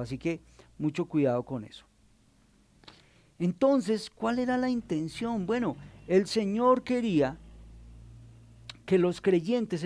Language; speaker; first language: Spanish; native; Spanish